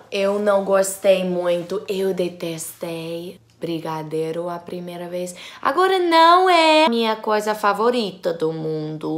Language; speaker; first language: Portuguese; non-native, learner; English